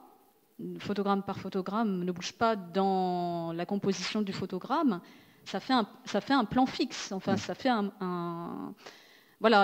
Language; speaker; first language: French; native; French